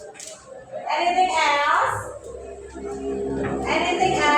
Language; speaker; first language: English; non-native, learner; Indonesian